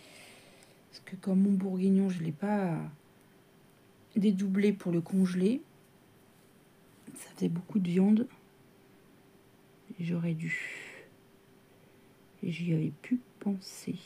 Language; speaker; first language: French; native; French